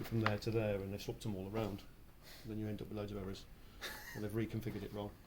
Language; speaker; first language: English; native; English